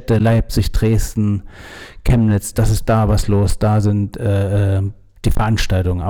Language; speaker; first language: German; native; German